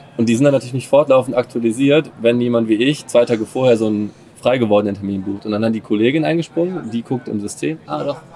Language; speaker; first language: German; non-native, fluent; Indonesian